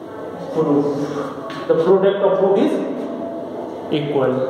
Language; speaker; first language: Hindi; native; Hindi